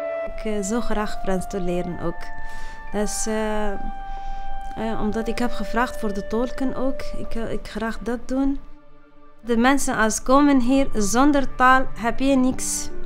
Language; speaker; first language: Dutch; non-native, learner; Kurdish